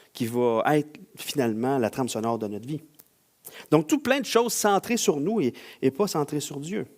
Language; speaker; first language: French; native; French